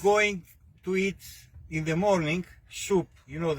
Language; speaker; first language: English; non-native, learner; Greek